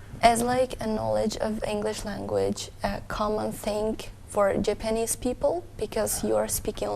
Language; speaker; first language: English; non-native, fluent; Ukrainian